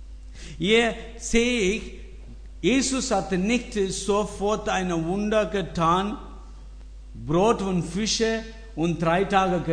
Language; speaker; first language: German; non-native, learner; Tamil